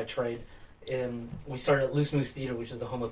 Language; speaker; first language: English; native; English